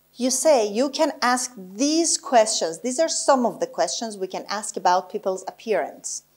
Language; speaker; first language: English; non-native, fluent; Persian